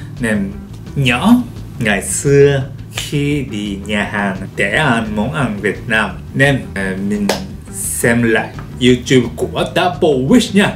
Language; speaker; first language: Vietnamese; non-native, learner; Japanese